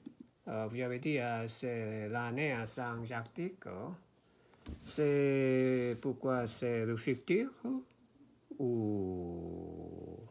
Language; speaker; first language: French; non-native, learner; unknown